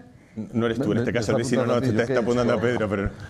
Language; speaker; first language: Spanish; native; Spanish